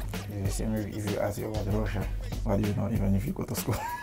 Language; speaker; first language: English; non-native, learner; French